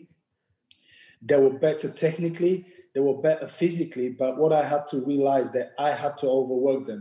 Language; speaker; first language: English; non-native, fluent; Bulgarian